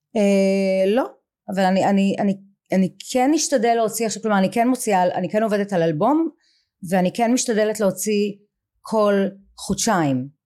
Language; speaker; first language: Hebrew; native; Hebrew